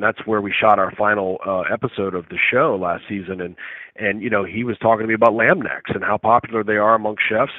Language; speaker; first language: English; native; English